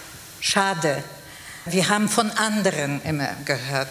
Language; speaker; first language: German; non-native, fluent; Polish